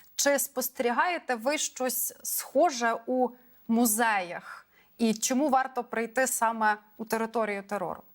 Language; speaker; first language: Ukrainian; native; Ukrainian